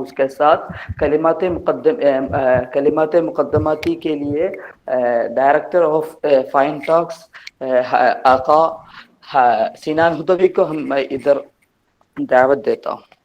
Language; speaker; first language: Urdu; non-native, learner; Persian